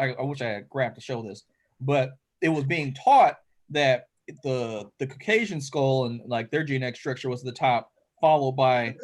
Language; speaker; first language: English; native; English